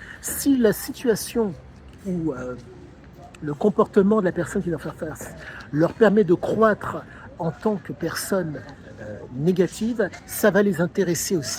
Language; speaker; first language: French; native; French